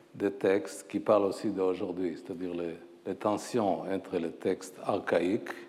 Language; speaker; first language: French; non-native, fluent; Hebrew